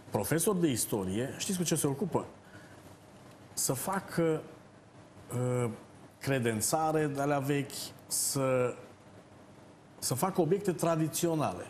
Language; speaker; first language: Romanian; native; Romanian